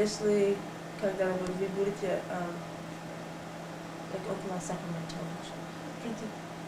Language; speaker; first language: Russian; non-native, learner; English